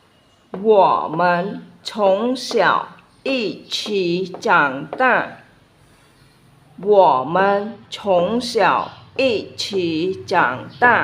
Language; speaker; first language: Chinese; non-native, fluent; Khmer